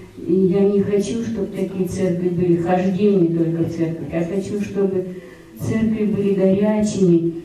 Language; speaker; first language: Russian; native; Russian